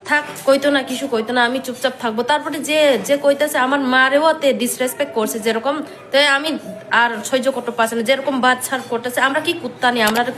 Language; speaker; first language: Bangla; non-native, local second language; Kok Borok